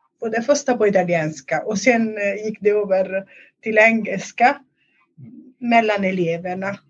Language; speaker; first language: Swedish; non-native, fluent; Italian